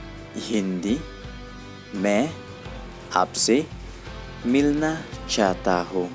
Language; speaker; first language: Hindi; non-native, learner; Khasi